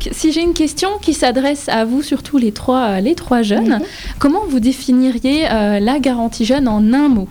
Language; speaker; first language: French; native; French